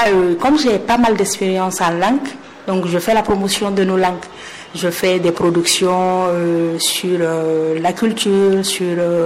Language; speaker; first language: French; non-native, local second language; Mandingo